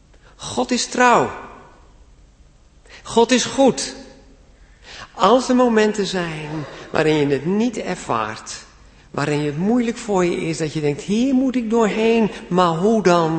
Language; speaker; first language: Dutch; native; Dutch